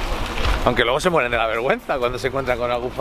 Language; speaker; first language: Spanish; native; Spanish